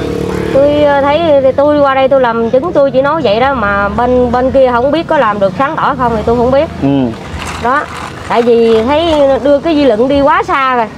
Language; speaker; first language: Vietnamese; native; Vietnamese